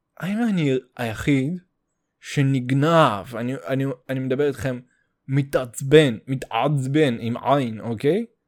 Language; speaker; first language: Hebrew; native; Hebrew